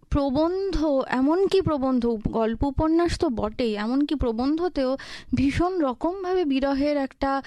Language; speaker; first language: Bangla; native; Bangla